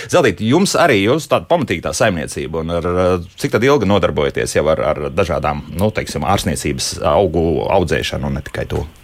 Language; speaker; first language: Latvian; native; Latvian